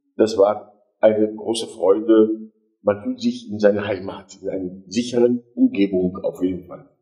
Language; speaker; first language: German; non-native, fluent; Arabic